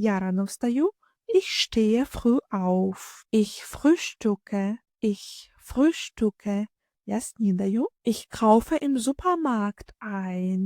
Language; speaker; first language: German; non-native, fluent; Ukrainian